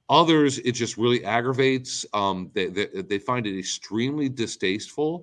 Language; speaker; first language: English; native; English